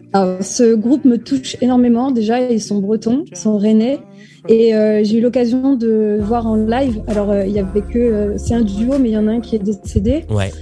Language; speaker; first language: French; native; French